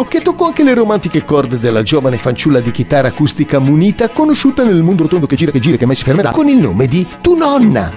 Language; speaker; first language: Italian; native; Italian